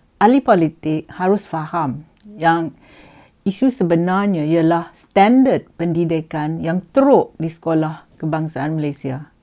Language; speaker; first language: Malay; native; Malay